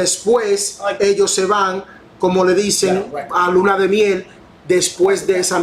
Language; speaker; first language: Spanish; non-native, fluent; English